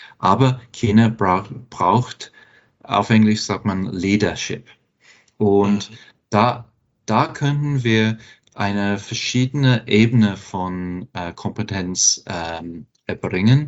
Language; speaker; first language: German; non-native, fluent; English